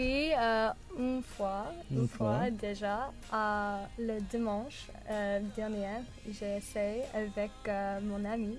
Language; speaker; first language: French; non-native, learner; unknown